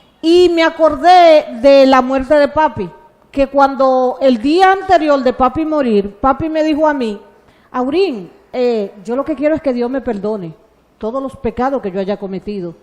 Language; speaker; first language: Spanish; native; Spanish